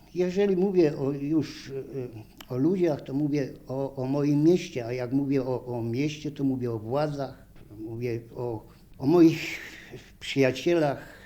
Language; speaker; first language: Polish; native; Polish